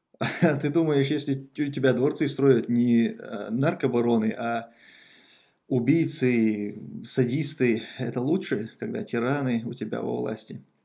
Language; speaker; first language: Russian; non-native, local second language; Chechen